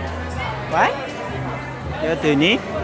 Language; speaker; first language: English; non-native, learner; Hmong